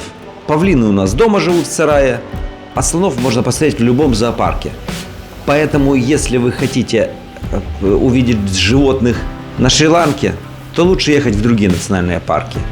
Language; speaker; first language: Russian; native; Russian